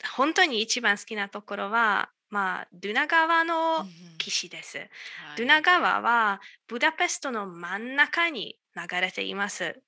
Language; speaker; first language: Japanese; non-native, learner; Hungarian